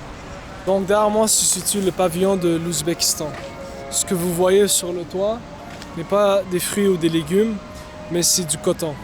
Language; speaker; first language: French; non-native, local second language; Arabic